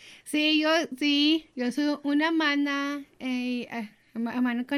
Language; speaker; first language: Spanish; early bilingual, heritage; Spanish